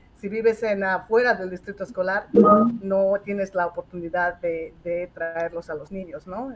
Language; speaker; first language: Spanish; native; Spanish